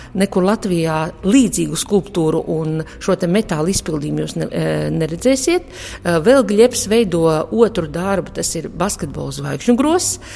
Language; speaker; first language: Latvian; native; Latvian